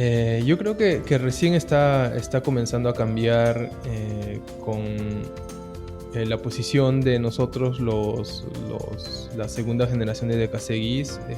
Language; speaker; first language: Spanish; early bilingual, heritage; Spanish